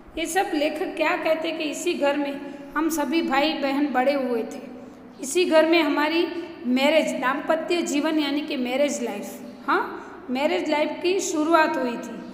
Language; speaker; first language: Hindi; non-native, local second language; Gujarati